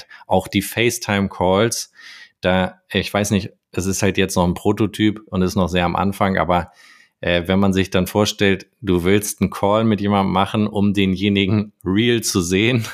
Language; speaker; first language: German; native; German